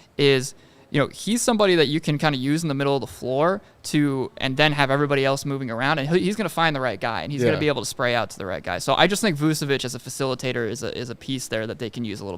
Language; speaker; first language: English; native; English